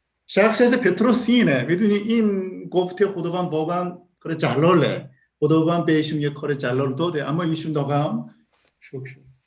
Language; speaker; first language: Persian; non-native, learner; Korean